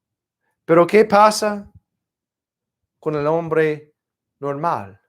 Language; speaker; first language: Spanish; non-native, fluent; English